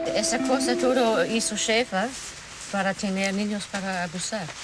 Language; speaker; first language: Spanish; early bilingual, other home language; German